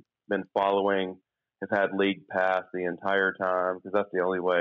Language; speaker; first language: English; native; English